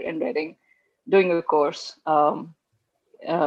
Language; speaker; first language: English; non-native, local second language; Hindi